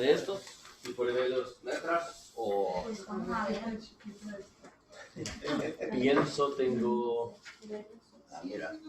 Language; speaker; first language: Spanish; non-native, learner; English